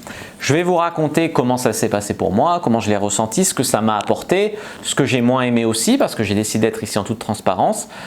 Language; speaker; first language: French; native; French